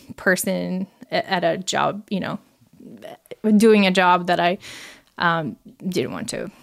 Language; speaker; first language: English; non-native, fluent; Portuguese